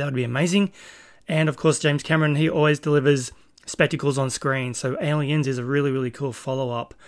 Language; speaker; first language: English; native; English